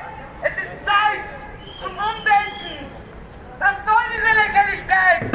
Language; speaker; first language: German; non-native, fluent; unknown